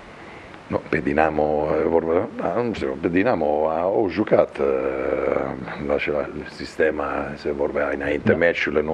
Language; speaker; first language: Romanian; non-native, fluent; Italian